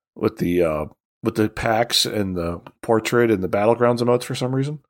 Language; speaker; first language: English; native; English